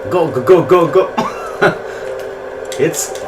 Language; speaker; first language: German; native; German